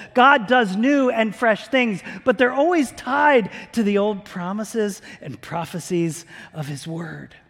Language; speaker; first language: English; native; English